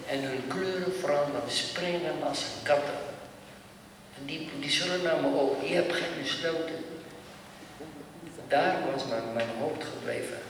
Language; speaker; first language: Dutch; non-native, learner; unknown